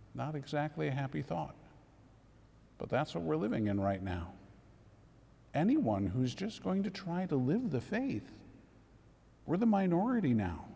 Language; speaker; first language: English; native; English